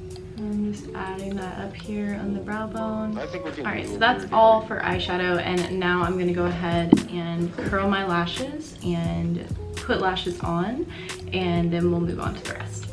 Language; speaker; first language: English; native; English